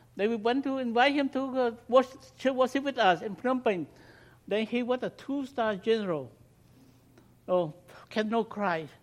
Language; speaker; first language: English; non-native, learner; Khmer